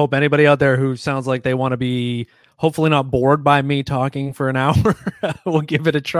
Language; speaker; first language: English; native; English